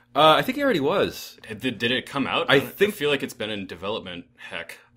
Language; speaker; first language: English; native; English